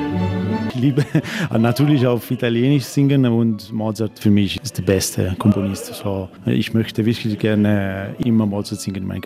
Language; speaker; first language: German; non-native, learner; Italian